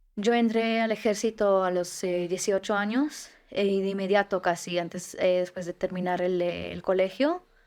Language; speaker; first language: Spanish; early bilingual, heritage; Spanish